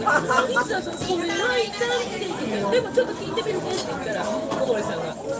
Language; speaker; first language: Japanese; native; Japanese